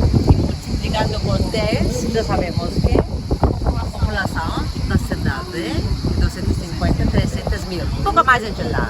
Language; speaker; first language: Portuguese; non-native, fluent; Turkish